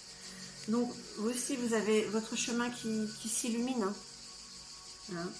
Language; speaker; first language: French; native; French